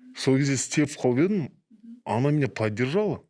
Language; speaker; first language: Russian; non-native, local second language; Kazakh